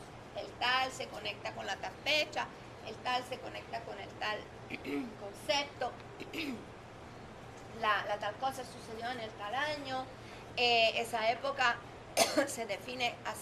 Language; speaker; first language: Spanish; non-native, fluent; Italian